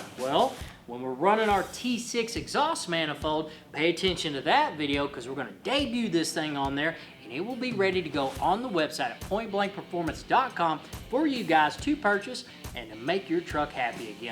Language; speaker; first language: English; native; English